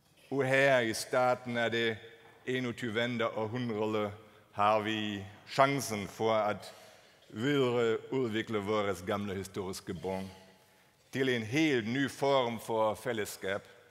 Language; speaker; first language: Danish; non-native, fluent; German